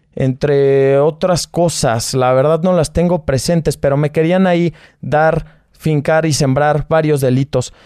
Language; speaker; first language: Spanish; native; Spanish